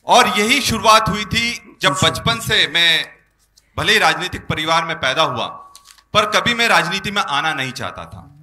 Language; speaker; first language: Hindi; native; Hindi